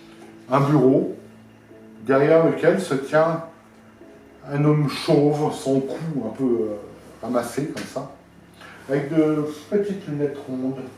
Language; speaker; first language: French; native; French